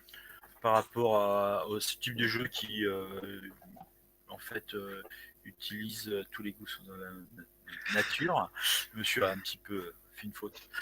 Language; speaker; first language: French; native; French